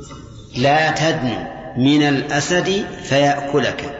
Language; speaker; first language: Arabic; native; Arabic